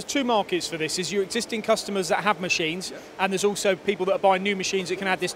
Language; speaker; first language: English; native; English